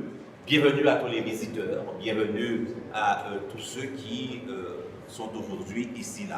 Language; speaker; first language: French; native; French